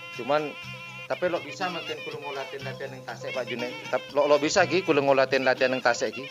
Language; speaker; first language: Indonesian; non-native, local second language; Madurese